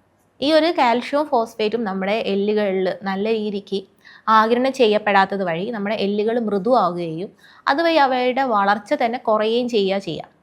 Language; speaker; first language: Malayalam; native; Malayalam